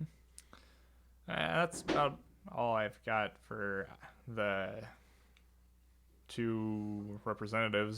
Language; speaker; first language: English; native; English